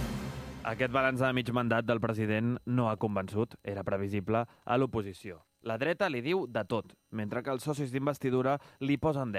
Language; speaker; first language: Catalan; native; Catalan